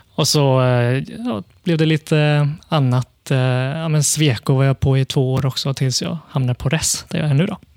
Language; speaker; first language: Swedish; early bilingual, other home language; Cantonese